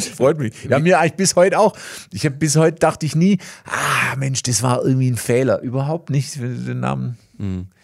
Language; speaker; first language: German; native; German